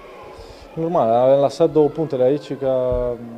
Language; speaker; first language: Romanian; non-native, learner; Italian